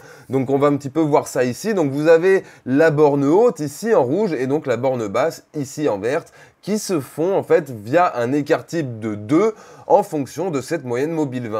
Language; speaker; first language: French; native; French